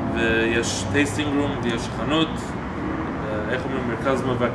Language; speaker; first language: Hebrew; non-native, fluent; English